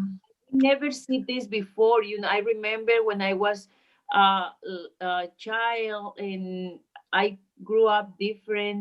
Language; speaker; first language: English; non-native, learner; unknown